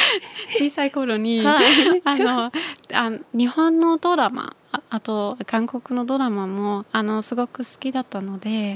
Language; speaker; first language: Japanese; non-native, fluent; German